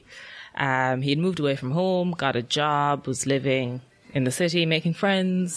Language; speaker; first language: English; native; English